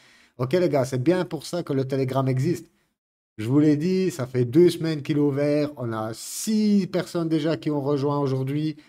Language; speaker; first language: French; native; French